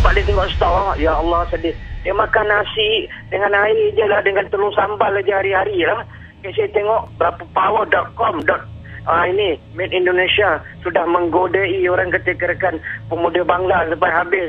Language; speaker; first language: Malay; native; Malay